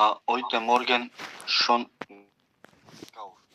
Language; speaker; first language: German; non-native, learner; Macedonian